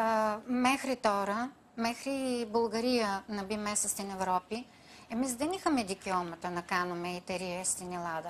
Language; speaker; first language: Greek; non-native, fluent; Bulgarian